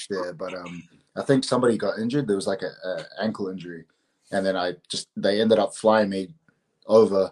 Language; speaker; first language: English; native; English